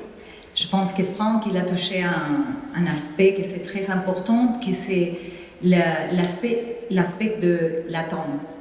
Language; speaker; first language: French; non-native, fluent; Spanish